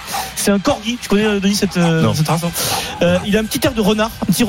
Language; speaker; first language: French; native; French